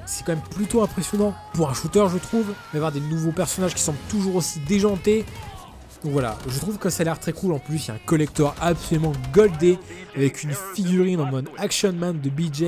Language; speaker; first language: French; native; French